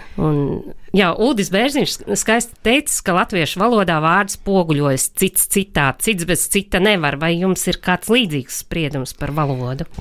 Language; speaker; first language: Latvian; native; Latvian